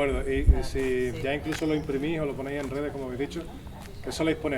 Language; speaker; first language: Spanish; native; Spanish